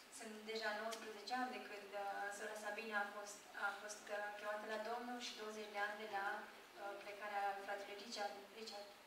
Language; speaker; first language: Romanian; non-native, fluent; Japanese